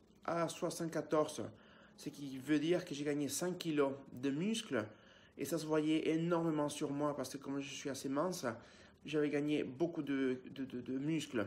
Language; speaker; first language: French; non-native, fluent; Spanish